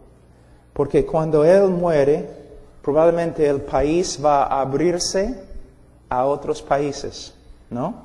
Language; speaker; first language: Spanish; non-native, fluent; English